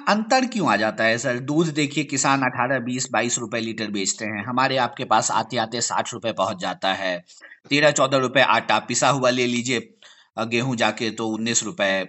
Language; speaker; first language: Hindi; native; Hindi